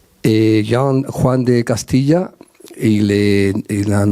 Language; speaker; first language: French; non-native, learner; Spanish